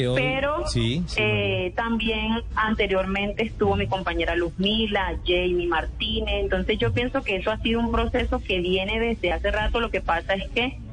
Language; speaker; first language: Spanish; native; Spanish